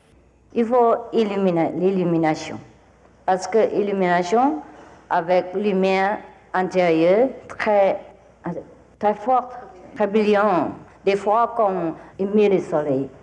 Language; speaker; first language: French; non-native, fluent; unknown